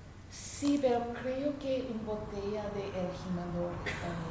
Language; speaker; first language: Spanish; non-native, learner; English